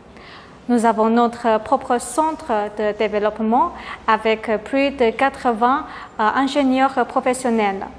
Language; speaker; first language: French; non-native, learner; Chinese